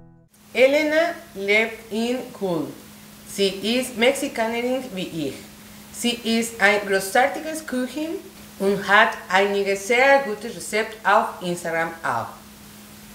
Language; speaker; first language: German; non-native, learner; Spanish